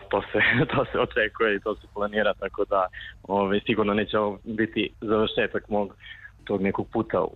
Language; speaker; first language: Serbian; native; Serbian